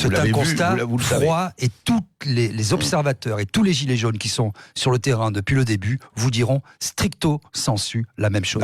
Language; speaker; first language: French; native; French